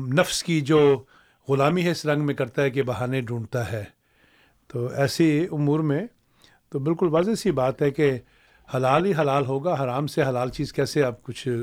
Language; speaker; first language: Urdu; native; Urdu